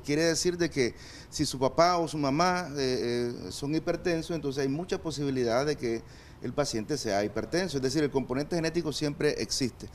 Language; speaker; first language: Spanish; native; Spanish